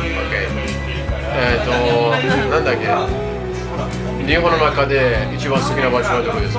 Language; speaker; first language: Japanese; non-native, learner; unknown